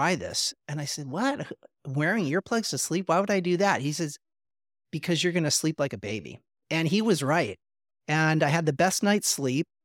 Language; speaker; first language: English; native; English